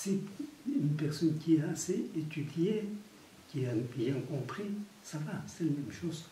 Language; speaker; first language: French; non-native, fluent; Tibetan